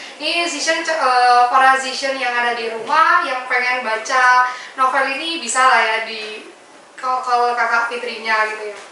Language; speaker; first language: Indonesian; native; Indonesian